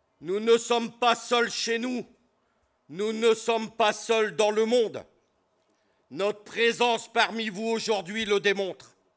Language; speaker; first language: French; native; French